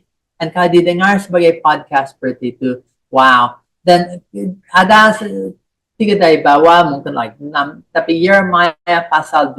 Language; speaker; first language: Indonesian; non-native, fluent; English